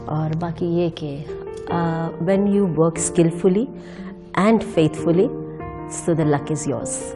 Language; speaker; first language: Urdu; native; Urdu